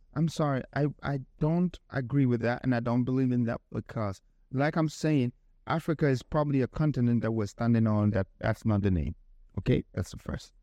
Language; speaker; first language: English; non-native, local second language; Akan